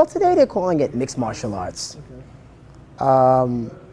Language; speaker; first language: English; native; English